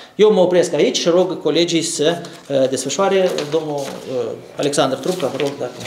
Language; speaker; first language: Romanian; native; Romanian